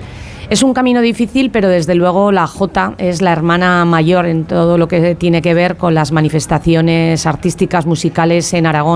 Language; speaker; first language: Spanish; native; Spanish